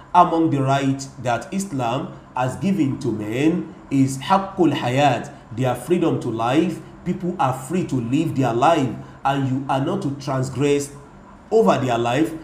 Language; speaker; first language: English; non-native, local second language; Yoruba